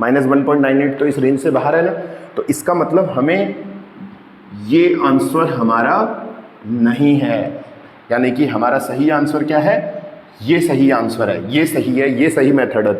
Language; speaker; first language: Hindi; native; Hindi